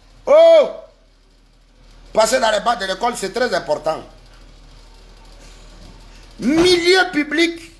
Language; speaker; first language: French; non-native, local second language; Lingala